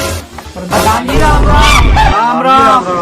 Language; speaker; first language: Hindi; native; Hindi